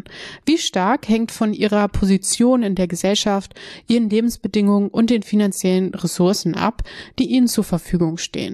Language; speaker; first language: German; native; German